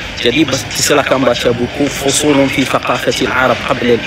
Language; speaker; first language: Indonesian; non-native, fluent; Arabic